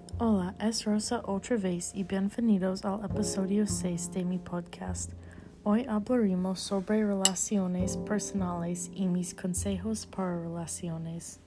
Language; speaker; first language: Spanish; non-native, learner; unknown